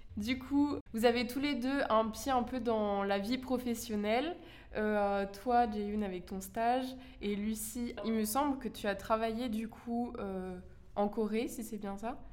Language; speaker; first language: French; native; French